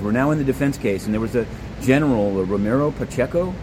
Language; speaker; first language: English; native; English